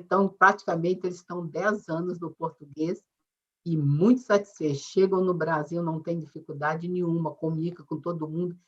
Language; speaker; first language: Portuguese; native; Portuguese